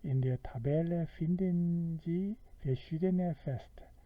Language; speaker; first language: German; non-native, fluent; Korean